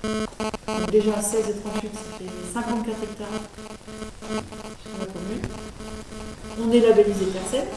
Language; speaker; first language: French; native; French